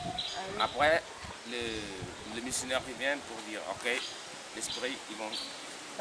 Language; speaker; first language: French; non-native, learner; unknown